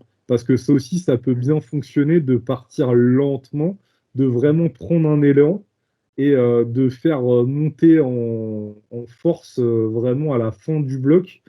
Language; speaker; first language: French; native; French